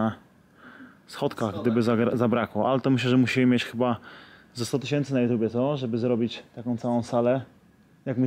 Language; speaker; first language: Polish; native; Polish